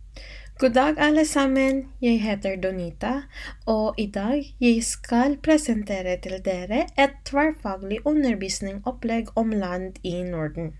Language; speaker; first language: Norwegian; non-native, learner; Filipino